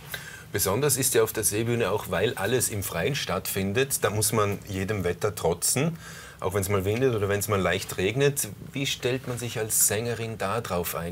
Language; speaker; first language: German; native; German